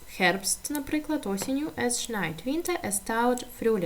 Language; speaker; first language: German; non-native, learner; Ukrainian